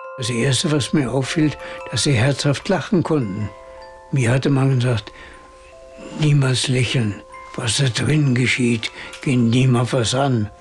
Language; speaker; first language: German; native; German